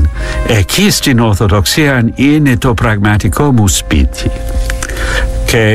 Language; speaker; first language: Greek; non-native, fluent; English